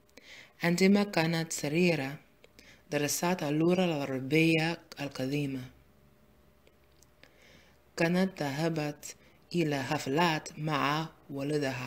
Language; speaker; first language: Arabic; non-native, learner; English